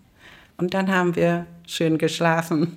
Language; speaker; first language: German; non-native, learner; Vietnamese